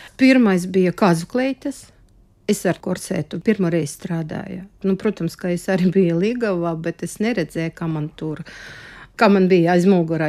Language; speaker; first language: Latvian; non-native, local second language; Russian